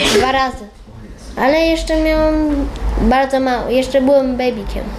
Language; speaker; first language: Polish; early bilingual, heritage; Polish